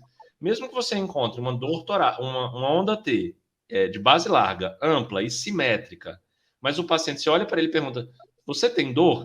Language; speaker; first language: Portuguese; native; Portuguese